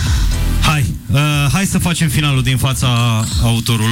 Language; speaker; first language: Romanian; native; Romanian